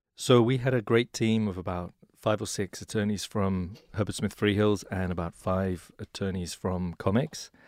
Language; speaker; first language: English; native; English